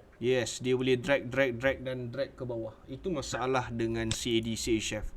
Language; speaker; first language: Malay; native; Malay